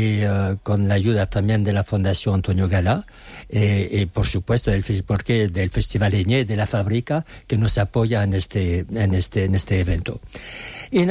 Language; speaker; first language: Spanish; non-native, fluent; French